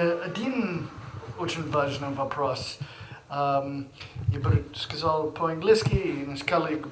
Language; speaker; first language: Russian; non-native, learner; English